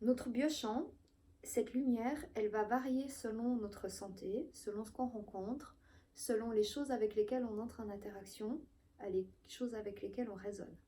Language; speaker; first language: French; native; French